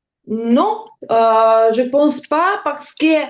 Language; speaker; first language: French; non-native, learner; Ukrainian